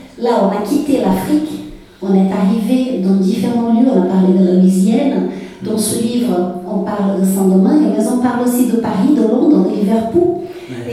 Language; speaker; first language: French; non-native, fluent; Portuguese